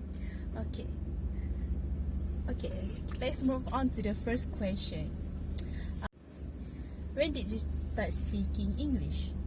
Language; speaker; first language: English; non-native, local second language; Malay